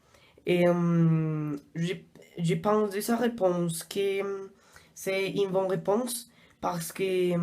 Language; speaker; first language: French; non-native, learner; Spanish